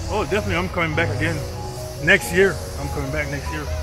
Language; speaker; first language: English; native; English